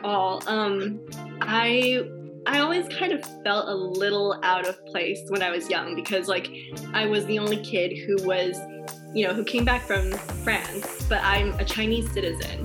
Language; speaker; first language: English; non-native, fluent; Chinese